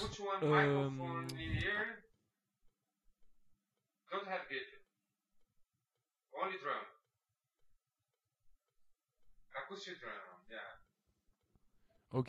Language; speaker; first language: English; non-native, learner; Portuguese